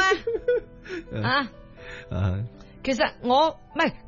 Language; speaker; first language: Cantonese; early bilingual, heritage; Cantonese